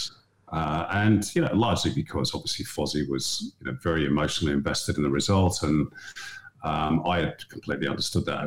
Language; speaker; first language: English; native; English